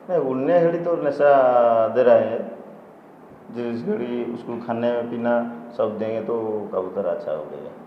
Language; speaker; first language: Hindi; non-native, local second language; Odia